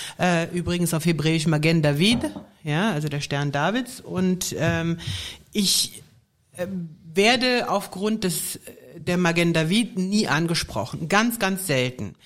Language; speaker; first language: German; native; German